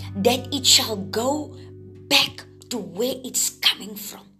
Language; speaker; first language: English; non-native, local second language; Afrikaans